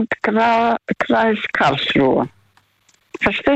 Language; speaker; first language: German; non-native, fluent; Russian